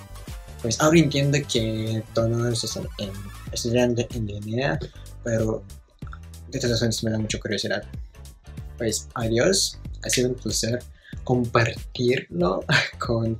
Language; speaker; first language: Spanish; non-native, fluent; Russian